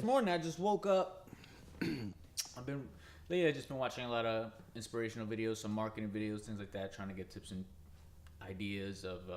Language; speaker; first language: English; native; English